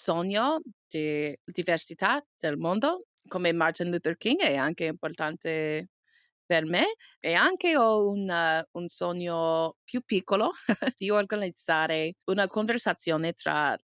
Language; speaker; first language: Italian; non-native, learner; English